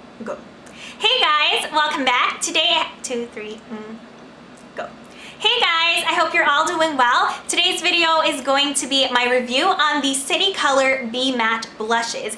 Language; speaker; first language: English; non-native, local second language; Filipino